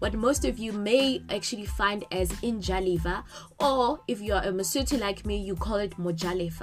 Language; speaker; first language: English; non-native, local second language; Southern Sotho